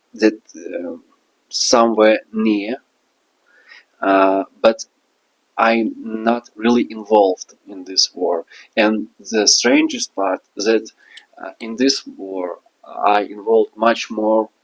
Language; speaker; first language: English; non-native, learner; Persian